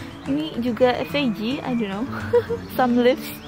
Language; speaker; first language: English; non-native, fluent; Indonesian